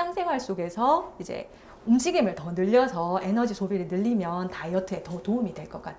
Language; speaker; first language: Korean; native; Korean